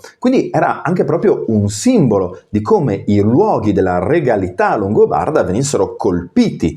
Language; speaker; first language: Italian; native; Italian